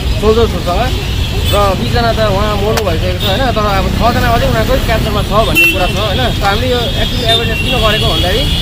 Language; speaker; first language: Nepali; native; Nepali